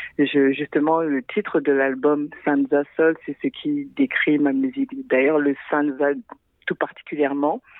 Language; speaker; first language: French; non-native, local second language; Sango